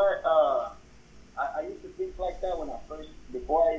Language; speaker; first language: English; early bilingual, other home language; Spanish